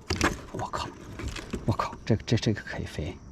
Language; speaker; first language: Chinese; native; Chinese